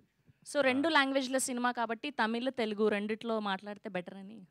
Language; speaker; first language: Telugu; native; Telugu